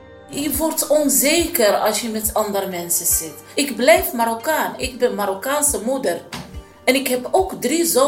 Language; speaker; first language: Dutch; non-native, learner; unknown